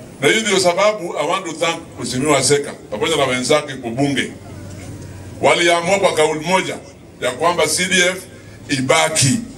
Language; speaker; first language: Swahili; native; Swahili